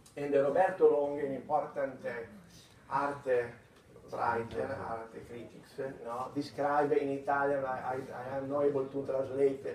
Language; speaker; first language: English; non-native, fluent; Italian